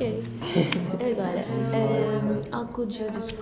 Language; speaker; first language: English; non-native, learner; Portuguese